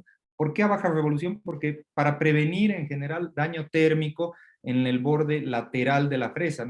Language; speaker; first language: Spanish; native; Spanish